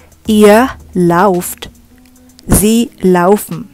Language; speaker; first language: German; non-native, fluent; Indonesian